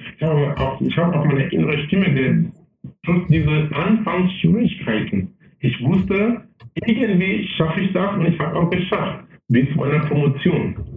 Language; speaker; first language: German; non-native, fluent; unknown